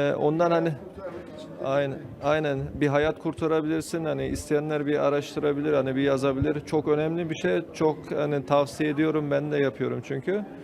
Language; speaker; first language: Turkish; early bilingual, heritage; Turkish